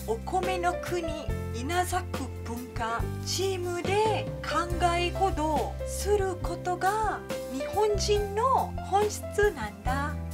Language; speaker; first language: Japanese; non-native, fluent; Malay